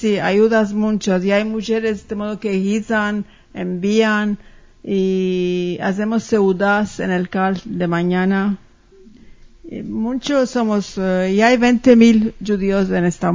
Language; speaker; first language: Spanish; early bilingual, heritage; Ladino